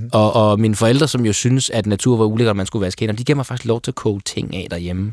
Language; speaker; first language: Danish; early bilingual, other home language; Persian